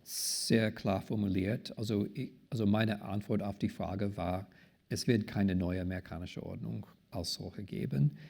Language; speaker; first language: German; non-native, fluent; English